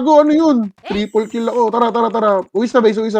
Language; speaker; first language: Filipino; native; Filipino